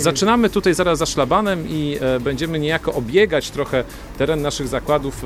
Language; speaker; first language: Polish; native; Polish